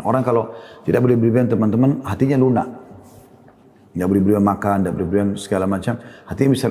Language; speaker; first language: Indonesian; native; Indonesian